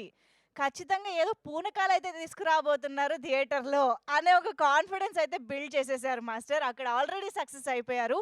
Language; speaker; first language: Telugu; native; Telugu